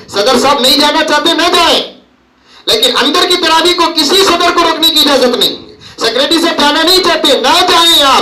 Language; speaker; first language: Urdu; native; Urdu